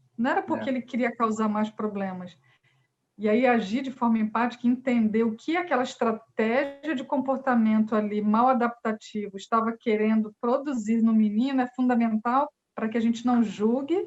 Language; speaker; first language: Portuguese; native; Portuguese